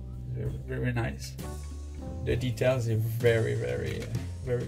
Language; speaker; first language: English; non-native, learner; French